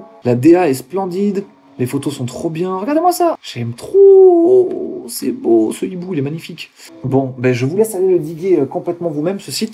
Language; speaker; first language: French; native; French